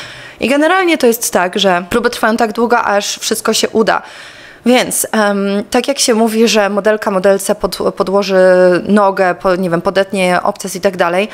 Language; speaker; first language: Polish; native; Polish